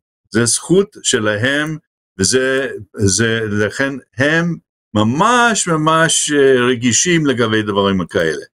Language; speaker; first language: Hebrew; non-native, fluent; English